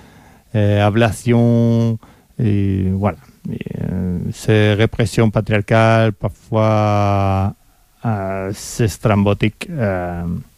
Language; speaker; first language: French; non-native, fluent; Spanish